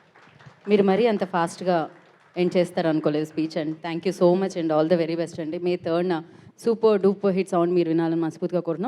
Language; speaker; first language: Telugu; native; Telugu